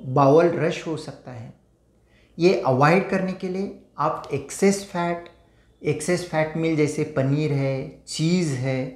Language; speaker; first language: Hindi; non-native, local second language; Marathi